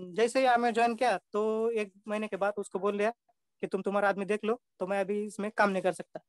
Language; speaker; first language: Hindi; non-native, local second language; Marathi